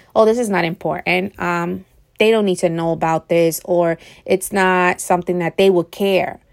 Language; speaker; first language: English; native; English